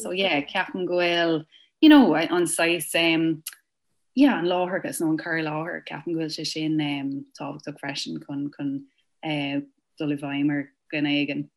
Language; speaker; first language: Irish; non-native, local second language; English